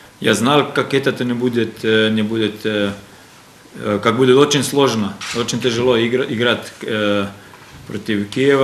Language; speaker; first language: Russian; non-native, learner; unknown